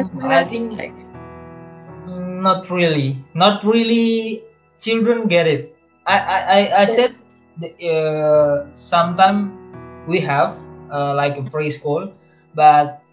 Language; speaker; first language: English; non-native, learner; Indonesian